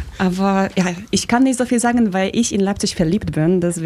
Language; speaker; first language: German; non-native, fluent; Polish